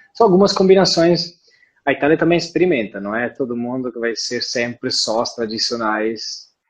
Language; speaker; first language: Portuguese; non-native, fluent; Italian